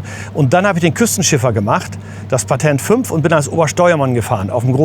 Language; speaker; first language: German; native; German